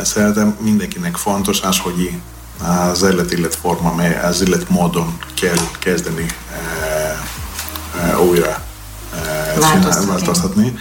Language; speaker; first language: Hungarian; non-native, learner; Greek